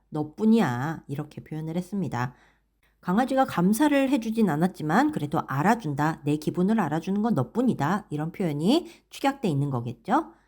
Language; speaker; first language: Korean; native; Korean